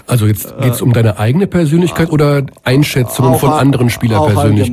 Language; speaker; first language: German; native; German